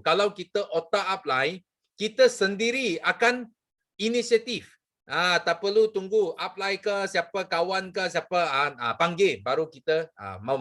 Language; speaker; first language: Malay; non-native, local second language; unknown